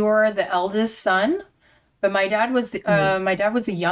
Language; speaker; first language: English; early bilingual, other home language; Korean